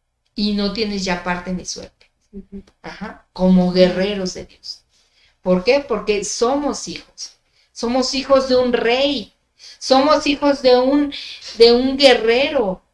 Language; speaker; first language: Spanish; native; Spanish